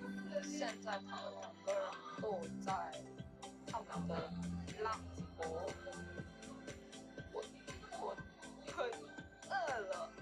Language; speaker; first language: Chinese; non-native, learner; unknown